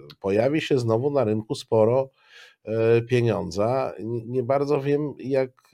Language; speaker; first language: Polish; native; Polish